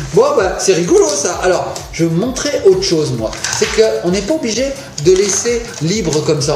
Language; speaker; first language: French; native; French